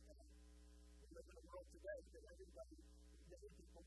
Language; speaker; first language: English; native; English